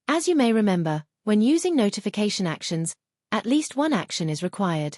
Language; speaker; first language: English; non-native, fluent; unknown